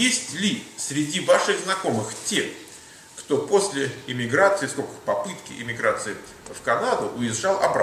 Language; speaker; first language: Russian; native; Russian